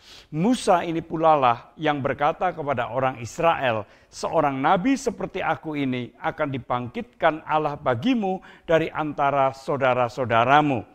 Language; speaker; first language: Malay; non-native, local second language; Indonesian